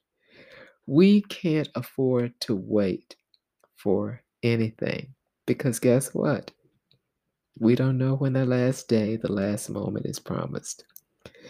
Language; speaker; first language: English; native; English